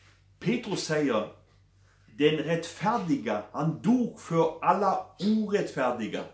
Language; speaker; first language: Swedish; non-native, fluent; German